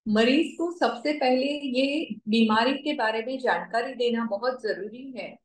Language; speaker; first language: Hindi; non-native, local second language; Marathi